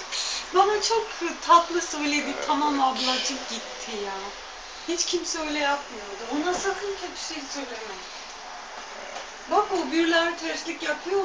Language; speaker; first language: Turkish; non-native, learner; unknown